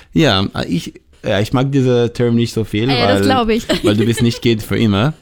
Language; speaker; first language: German; non-native, learner; Hebrew